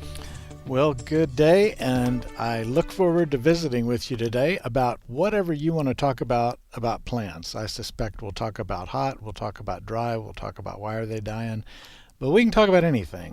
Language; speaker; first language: English; native; English